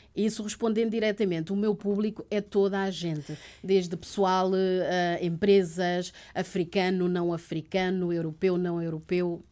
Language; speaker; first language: Portuguese; early bilingual, other home language; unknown